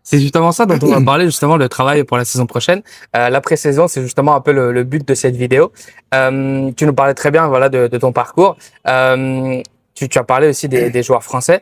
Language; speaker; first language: French; native; French